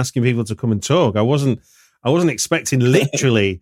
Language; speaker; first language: English; native; English